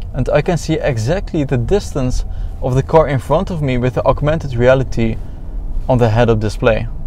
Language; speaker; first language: English; non-native, fluent; Dutch